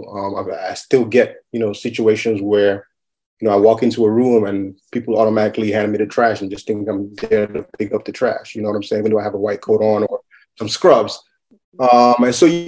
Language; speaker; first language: English; non-native, local second language; Yoruba